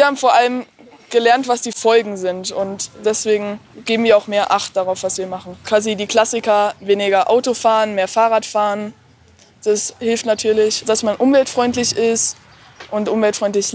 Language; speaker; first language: German; native; German